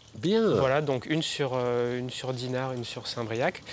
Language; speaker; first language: French; native; French